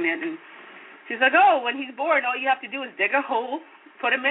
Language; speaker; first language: English; non-native, local second language; Kikuyu